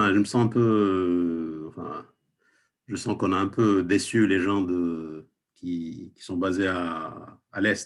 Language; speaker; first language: French; non-native, local second language; Arabic